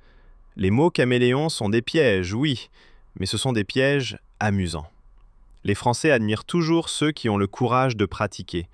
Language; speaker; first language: French; native; French